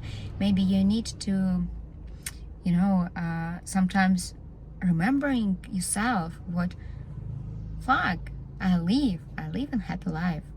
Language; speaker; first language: English; non-native, learner; Russian